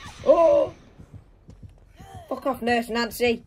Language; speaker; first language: English; native; English